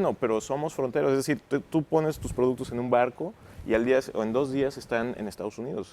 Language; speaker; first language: Spanish; native; Spanish